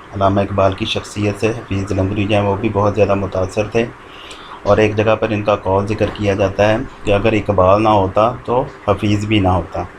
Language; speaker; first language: Urdu; non-native, local second language; Punjabi